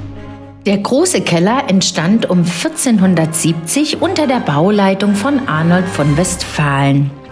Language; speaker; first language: German; native; German